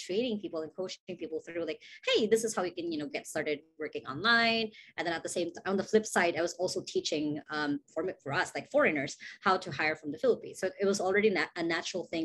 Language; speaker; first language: English; non-native, local second language; Cebuano